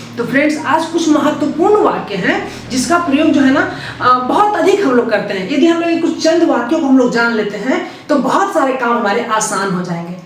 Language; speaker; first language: Hindi; native; Hindi